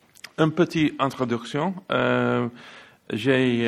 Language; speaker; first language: French; non-native, learner; English